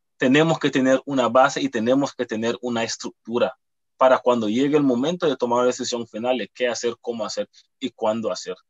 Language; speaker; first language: Spanish; native; Spanish